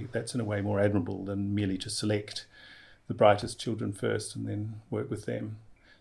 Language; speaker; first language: English; native; English